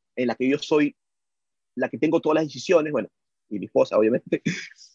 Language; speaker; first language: Spanish; native; Spanish